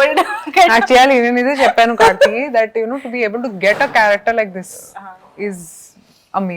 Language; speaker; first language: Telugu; non-native, local second language; Hindi